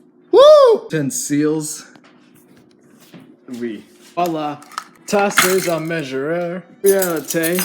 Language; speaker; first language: French; non-native, learner; English